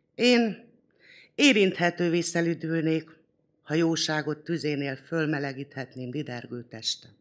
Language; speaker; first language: Hungarian; non-native, local second language; Romany